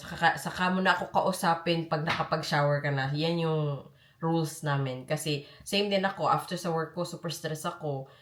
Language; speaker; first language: Filipino; non-native, local second language; Cebuano